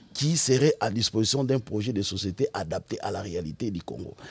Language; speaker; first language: French; non-native, local second language; Lingala